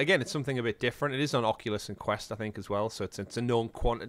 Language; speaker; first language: English; native; English